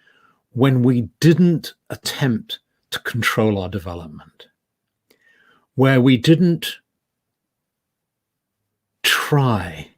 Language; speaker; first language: English; native; English